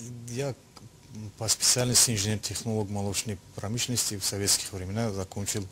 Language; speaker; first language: Russian; non-native, local second language; Tajik